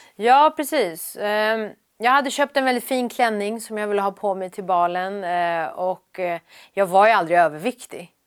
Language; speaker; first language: Swedish; early bilingual, other home language; Persian